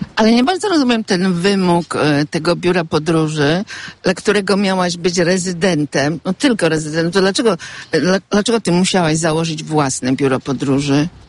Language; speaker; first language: Polish; native; Polish